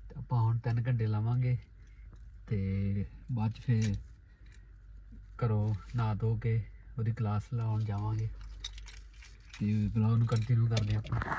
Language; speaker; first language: Punjabi; native; Punjabi